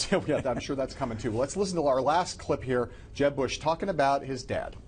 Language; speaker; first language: English; native; English